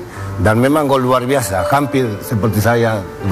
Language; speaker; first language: Indonesian; non-native, fluent; Spanish